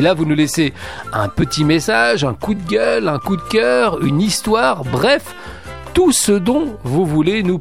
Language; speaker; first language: French; native; French